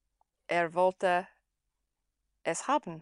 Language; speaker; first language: German; non-native, learner; English